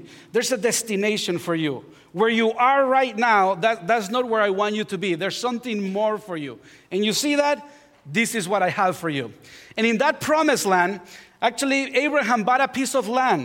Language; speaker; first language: English; non-native, fluent; Spanish